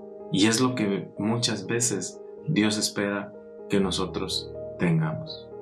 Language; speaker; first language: Spanish; native; Spanish